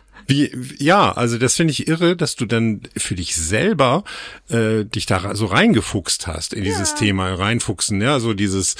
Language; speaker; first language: German; native; German